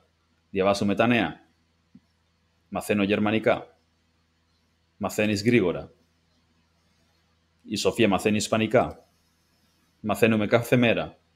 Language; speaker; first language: Greek; non-native, learner; English